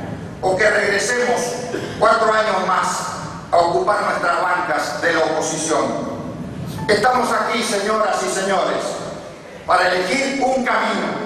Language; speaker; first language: Spanish; native; Spanish